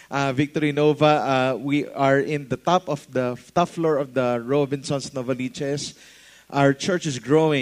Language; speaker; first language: English; non-native, local second language; Filipino